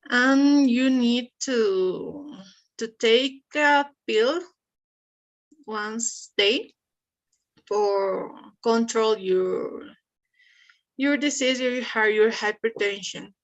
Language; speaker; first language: English; non-native, learner; Spanish